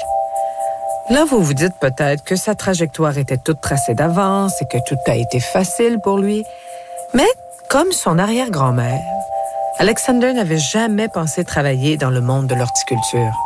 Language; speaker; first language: French; native; French